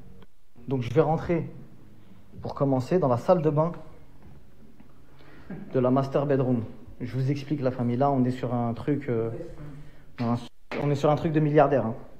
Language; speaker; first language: French; native; French